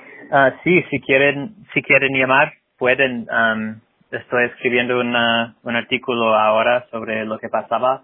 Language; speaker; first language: Spanish; non-native, fluent; English